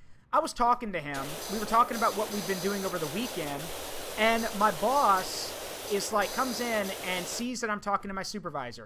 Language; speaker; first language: English; native; English